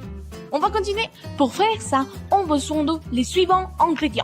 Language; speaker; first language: French; non-native, learner; Spanish